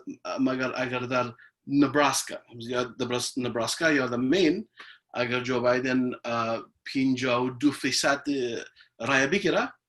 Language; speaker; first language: Persian; early bilingual, heritage; Persian